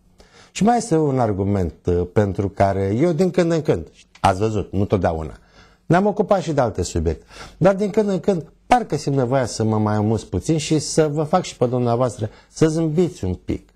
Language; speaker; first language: Romanian; native; Romanian